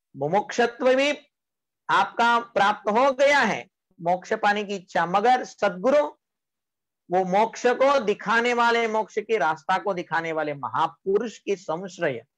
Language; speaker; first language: Hindi; non-native, local second language; Marathi